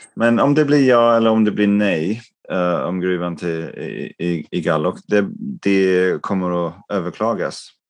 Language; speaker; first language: Swedish; non-native, fluent; English